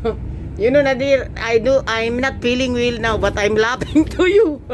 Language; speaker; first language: English; non-native, learner; Cebuano